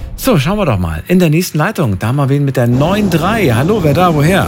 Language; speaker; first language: German; native; German